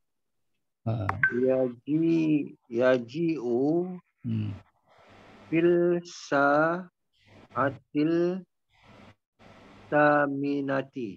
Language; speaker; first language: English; non-native, local second language; Malay